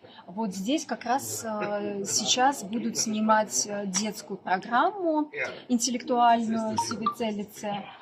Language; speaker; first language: Russian; native; Russian